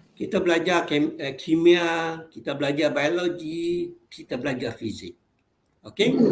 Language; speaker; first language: Malay; non-native, local second language; Chinese